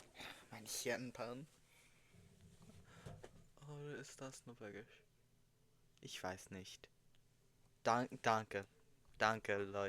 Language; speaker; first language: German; non-native, learner; English